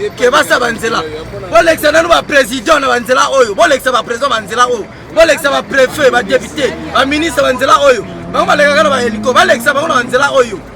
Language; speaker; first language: Lingala; native; Lingala